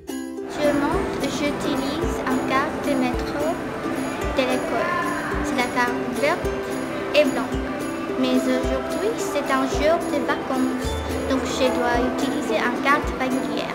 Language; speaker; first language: French; non-native, learner; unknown